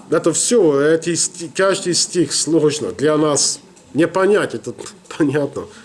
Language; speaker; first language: Russian; non-native, learner; English